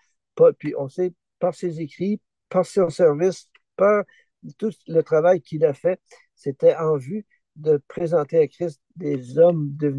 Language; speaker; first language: French; native; French